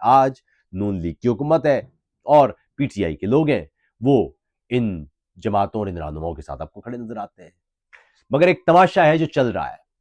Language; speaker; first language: Urdu; native; Urdu